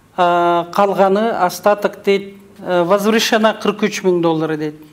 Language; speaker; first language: Russian; non-native, local second language; Kyrgyz